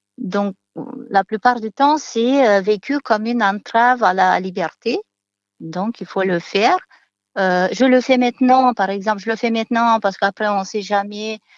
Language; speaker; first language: French; non-native, fluent; Romanian